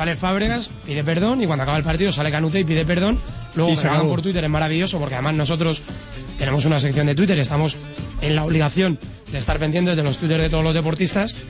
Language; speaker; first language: Spanish; native; Spanish